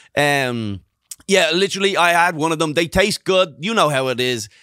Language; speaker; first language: English; native; English